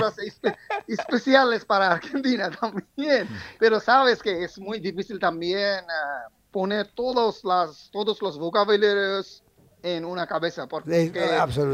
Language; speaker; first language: Spanish; non-native, fluent; Bangla